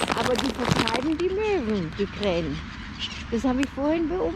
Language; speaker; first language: German; native; German